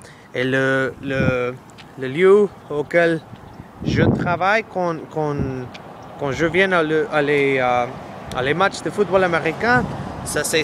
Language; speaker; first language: French; non-native, learner; English